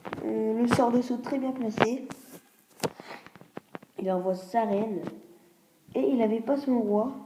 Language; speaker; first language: French; native; French